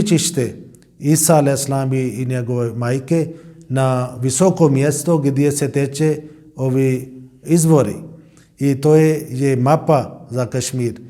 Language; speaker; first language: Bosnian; non-native, learner; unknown